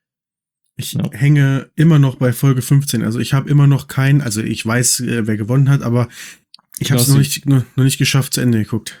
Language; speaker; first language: German; native; German